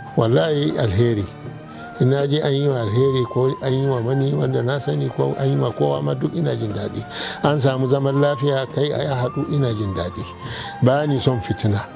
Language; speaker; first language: Hausa; non-native, local second language; Arabic